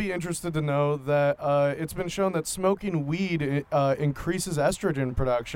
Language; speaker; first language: English; native; English